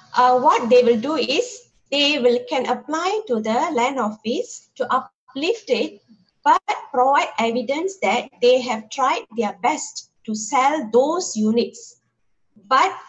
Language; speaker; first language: English; non-native, local second language; Tamil